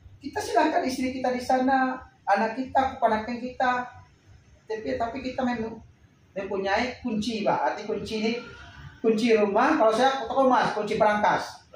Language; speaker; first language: Indonesian; non-native, local second language; Minangkabau